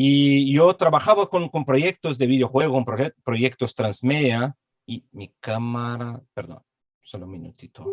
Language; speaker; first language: Spanish; non-native, fluent; Portuguese